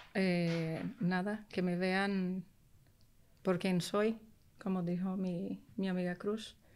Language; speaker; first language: Spanish; early bilingual, heritage; Spanish